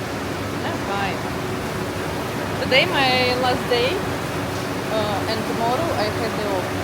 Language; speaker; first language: English; non-native, learner; Russian